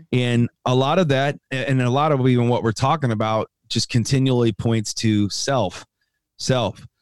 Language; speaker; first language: English; native; English